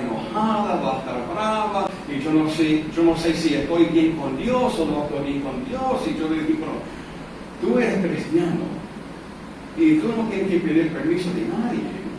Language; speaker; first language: Spanish; non-native, fluent; English